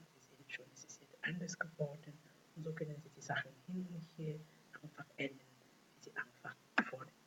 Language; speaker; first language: German; non-native, fluent; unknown